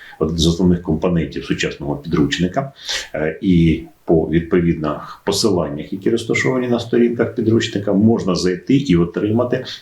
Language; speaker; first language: Ukrainian; native; Ukrainian